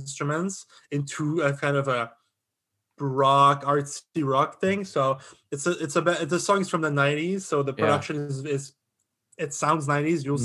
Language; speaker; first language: English; non-native, fluent; French